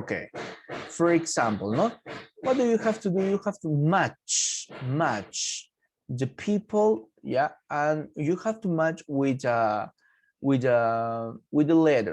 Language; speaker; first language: English; non-native, fluent; Spanish